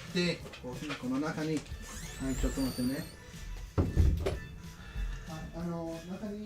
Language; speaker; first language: Japanese; non-native, learner; English